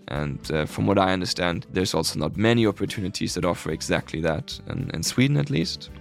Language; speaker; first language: English; non-native, fluent; German